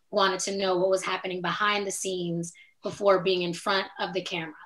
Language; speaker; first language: English; native; English